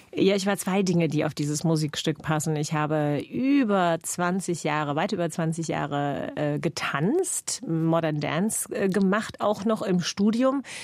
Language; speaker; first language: German; non-native, fluent; English